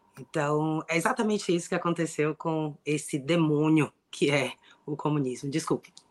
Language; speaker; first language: Portuguese; native; Portuguese